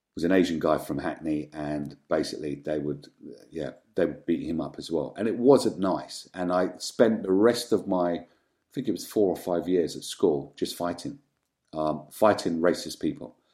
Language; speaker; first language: English; native; English